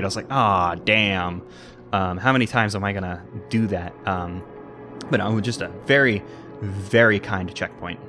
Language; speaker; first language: English; native; English